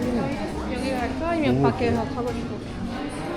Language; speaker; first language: Korean; non-native, fluent; Spanish